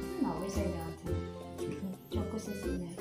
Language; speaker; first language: Turkish; non-native, learner; Filipino